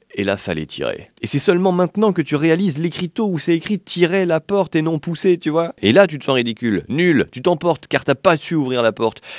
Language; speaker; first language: French; native; French